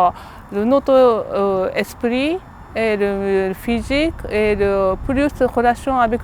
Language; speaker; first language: French; non-native, learner; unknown